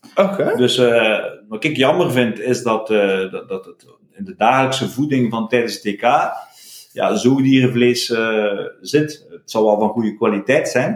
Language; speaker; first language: Dutch; native; Dutch